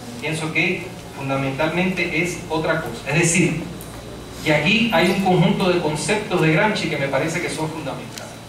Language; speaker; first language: Spanish; native; Spanish